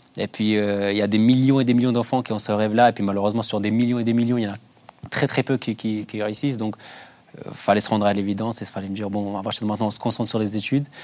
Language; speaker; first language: French; early bilingual, other home language; Albanian